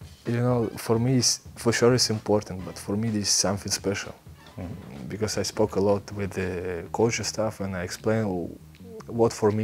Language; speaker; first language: English; non-native, learner; Belarusian